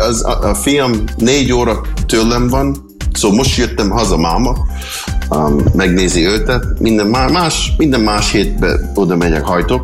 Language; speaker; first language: Hungarian; early bilingual, heritage; Hungarian